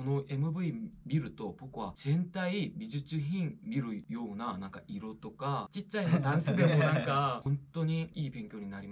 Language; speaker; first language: Japanese; non-native, learner; Korean